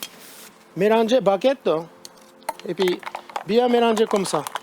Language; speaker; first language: French; non-native, learner; Japanese